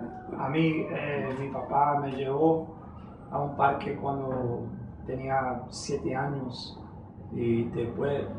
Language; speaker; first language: Spanish; early bilingual, heritage; English